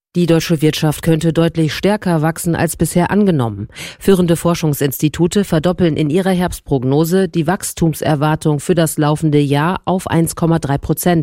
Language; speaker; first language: German; native; German